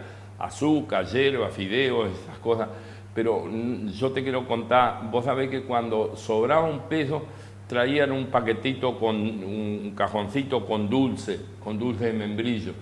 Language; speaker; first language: Spanish; native; Spanish